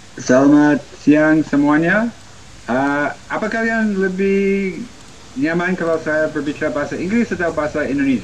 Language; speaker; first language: Indonesian; non-native, fluent; English